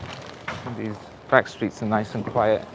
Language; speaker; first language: English; native; English